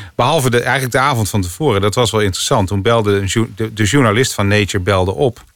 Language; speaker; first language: Dutch; native; Dutch